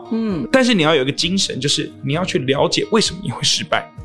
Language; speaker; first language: Chinese; native; Chinese